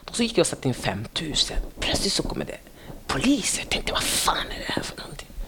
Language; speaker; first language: Swedish; non-native, fluent; French